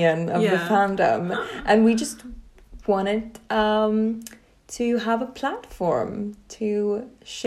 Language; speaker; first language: English; non-native, fluent; Swedish